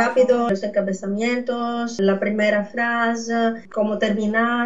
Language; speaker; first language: Spanish; non-native, fluent; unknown